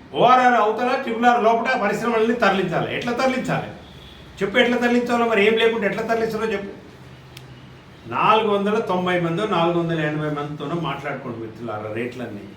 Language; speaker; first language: Telugu; native; Telugu